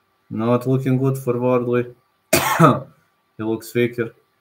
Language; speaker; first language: English; non-native, fluent; Serbian